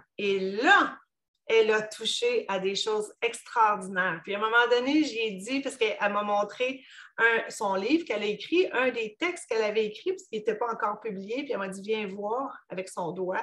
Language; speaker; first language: French; native; French